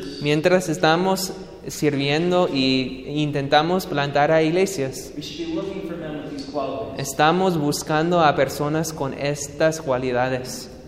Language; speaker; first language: Spanish; non-native, fluent; English